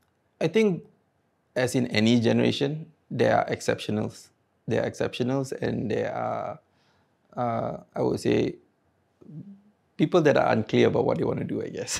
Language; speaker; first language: English; non-native, local second language; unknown